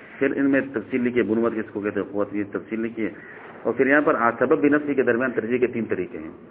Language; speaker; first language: Urdu; non-native, local second language; Northern Hindko